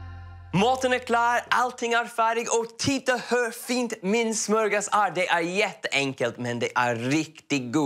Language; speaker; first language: Swedish; non-native, learner; English